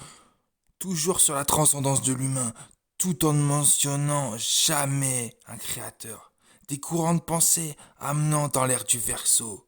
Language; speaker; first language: French; native; French